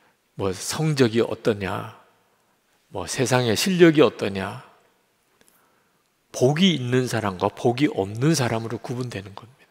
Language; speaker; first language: Korean; native; Korean